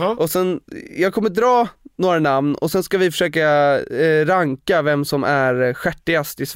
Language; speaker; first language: Swedish; native; Swedish